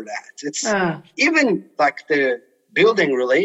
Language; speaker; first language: English; non-native, fluent; Turkish